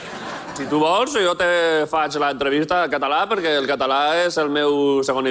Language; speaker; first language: Catalan; non-native, local second language; Spanish